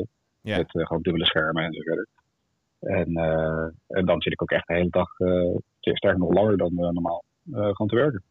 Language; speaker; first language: Dutch; native; Dutch